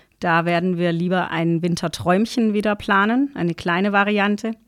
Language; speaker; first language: German; native; German